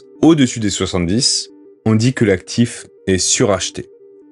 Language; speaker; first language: French; native; French